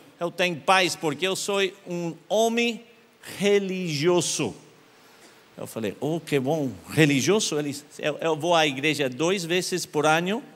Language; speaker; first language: Portuguese; non-native, learner; English